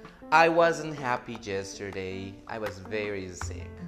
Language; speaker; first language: English; non-native, fluent; Spanish